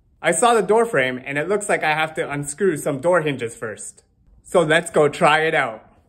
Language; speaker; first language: English; native; English